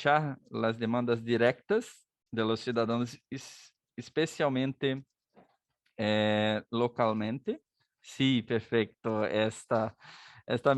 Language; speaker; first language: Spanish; non-native, learner; Portuguese